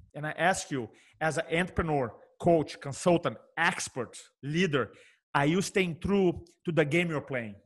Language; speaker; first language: English; non-native, fluent; Portuguese